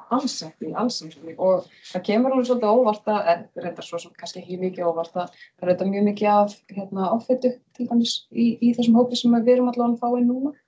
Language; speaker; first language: Icelandic; native; Icelandic